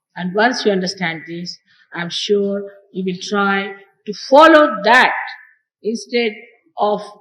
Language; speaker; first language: English; non-native, local second language; Marathi